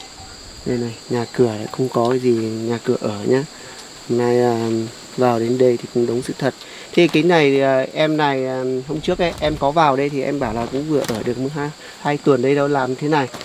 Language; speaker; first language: Vietnamese; native; Vietnamese